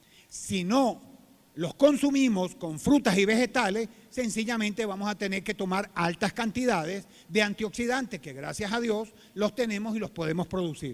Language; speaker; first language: Spanish; native; Spanish